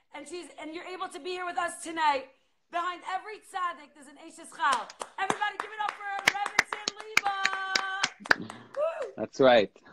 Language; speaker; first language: English; native; English